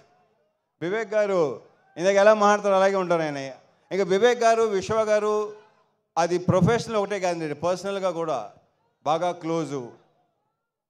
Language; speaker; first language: Telugu; native; Telugu